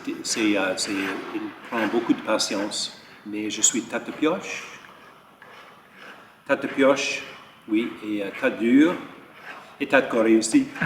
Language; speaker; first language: French; early bilingual, heritage; French